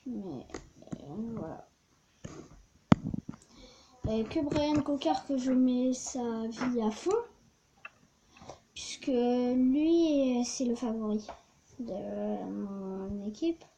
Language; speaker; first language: French; native; French